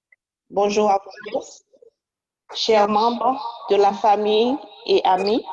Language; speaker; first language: French; non-native, local second language; Haitian Creole